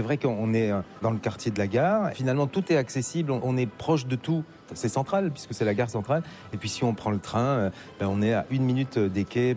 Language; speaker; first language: French; native; French